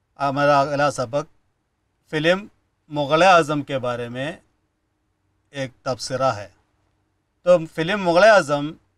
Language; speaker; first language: Urdu; non-native, local second language; Malayalam